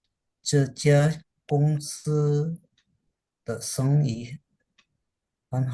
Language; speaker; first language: Chinese; non-native, learner; Indonesian